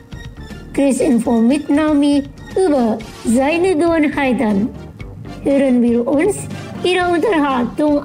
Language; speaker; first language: German; non-native, fluent; Indonesian